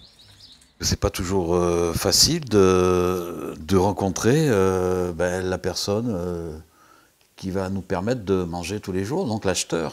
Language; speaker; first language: French; native; French